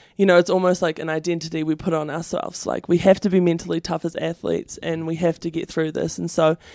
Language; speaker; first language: English; native; English